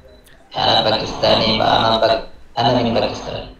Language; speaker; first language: Arabic; non-native, learner; Bangla